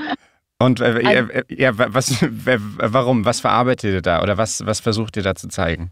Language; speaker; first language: German; native; German